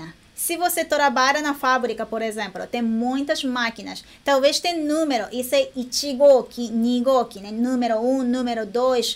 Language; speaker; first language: Portuguese; non-native, fluent; Japanese